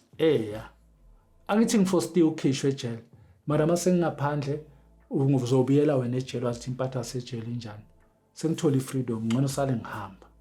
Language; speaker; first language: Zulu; native; Zulu